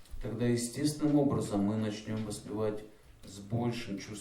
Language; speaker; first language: Russian; native; Russian